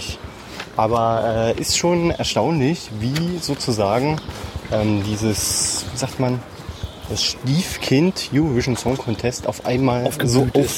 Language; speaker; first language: German; native; German